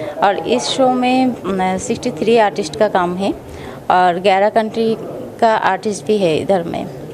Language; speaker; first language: Hindi; non-native, local second language; Bangla